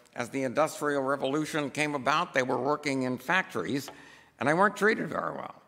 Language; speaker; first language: English; native; English